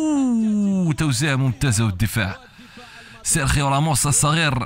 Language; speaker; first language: Arabic; native; Arabic